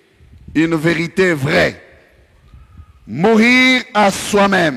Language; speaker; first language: French; non-native, local second language; Swahili